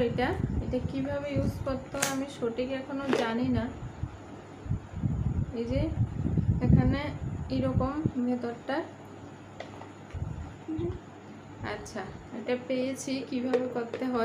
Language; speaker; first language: Bangla; native; Bangla